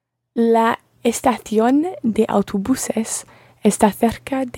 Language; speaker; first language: Spanish; non-native, learner; English